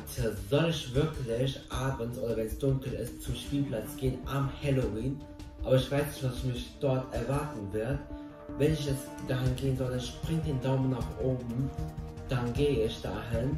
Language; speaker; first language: German; early bilingual, other home language; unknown